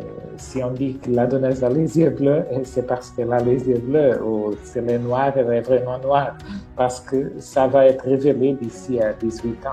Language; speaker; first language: French; non-native, fluent; Portuguese